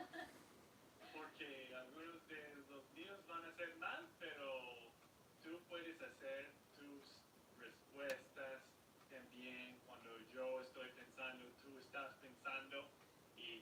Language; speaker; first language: Spanish; non-native, learner; English